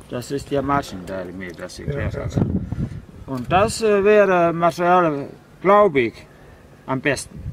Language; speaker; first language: German; non-native, learner; Danish